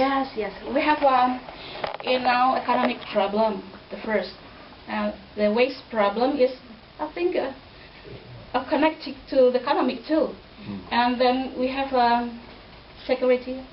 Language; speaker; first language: English; non-native, fluent; Indonesian